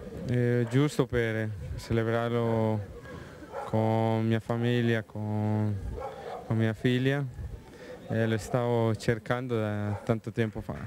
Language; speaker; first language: Italian; non-native, fluent; Spanish